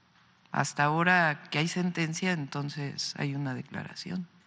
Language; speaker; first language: Spanish; native; Spanish